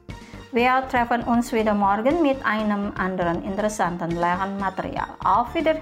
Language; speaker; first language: German; non-native, fluent; Indonesian